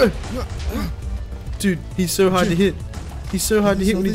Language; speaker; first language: English; native; English